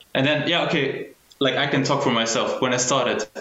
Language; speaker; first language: English; early bilingual, heritage; German